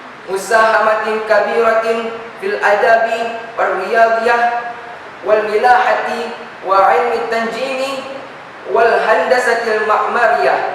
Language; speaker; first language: Arabic; non-native, learner; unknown